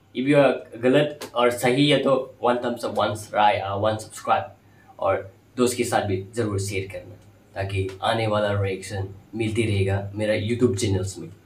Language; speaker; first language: Hindi; non-native, local second language; Kok Borok